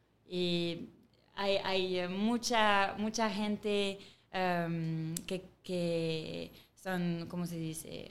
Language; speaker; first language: Spanish; non-native, fluent; French